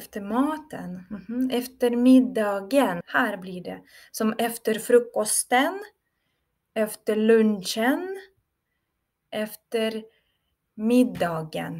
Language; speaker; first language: Swedish; non-native, fluent; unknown